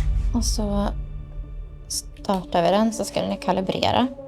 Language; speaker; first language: Swedish; native; Swedish